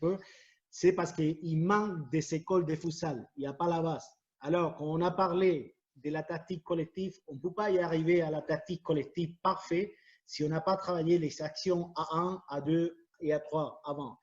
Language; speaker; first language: French; non-native, fluent; Spanish